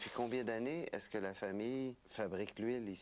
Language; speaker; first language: French; native; French